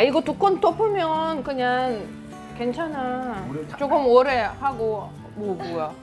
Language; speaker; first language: Korean; non-native, fluent; Russian